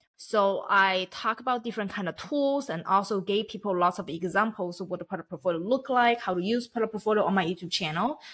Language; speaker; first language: English; non-native, fluent; Chinese